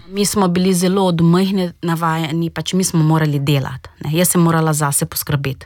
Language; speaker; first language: Slovenian; non-native, fluent; Portuguese